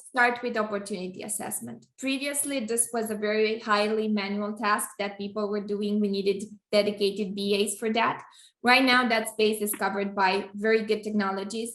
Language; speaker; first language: English; non-native, fluent; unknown